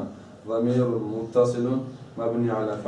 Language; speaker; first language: Arabic; non-native, learner; Chechen